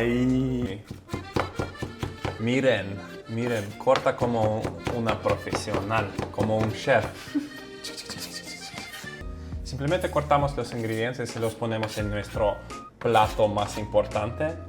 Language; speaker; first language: Spanish; non-native, fluent; Russian